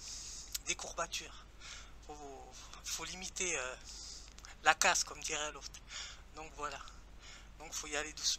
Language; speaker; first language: French; native; French